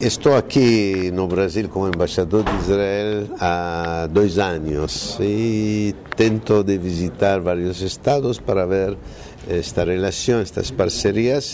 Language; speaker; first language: Portuguese; non-native, fluent; Hebrew